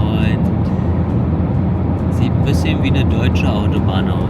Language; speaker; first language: German; early bilingual, other home language; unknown